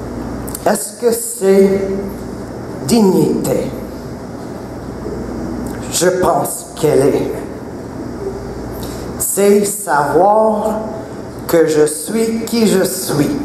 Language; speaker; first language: French; non-native, local second language; English